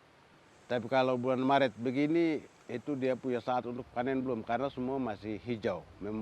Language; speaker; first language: Indonesian; non-native, local second language; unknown